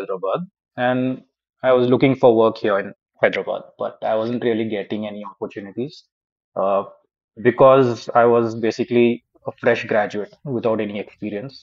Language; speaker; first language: English; non-native, local second language; Urdu